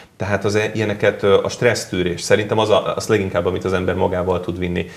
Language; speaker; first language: Hungarian; native; Hungarian